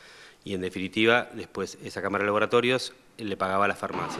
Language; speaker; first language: Spanish; native; Spanish